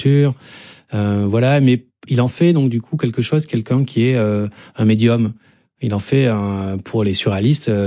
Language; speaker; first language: French; native; French